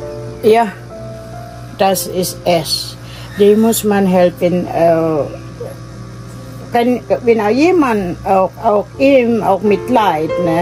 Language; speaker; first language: German; non-native, learner; Filipino